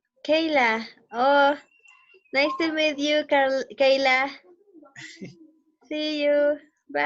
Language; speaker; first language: English; non-native, learner; Spanish